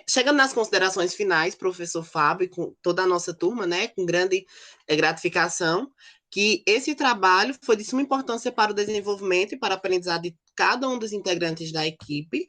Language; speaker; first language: Portuguese; native; Portuguese